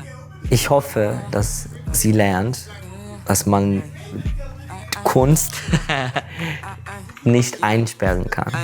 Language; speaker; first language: German; non-native, learner; Turkish